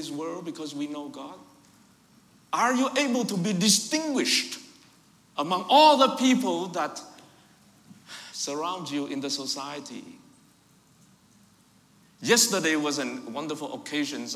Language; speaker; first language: English; non-native, fluent; Vietnamese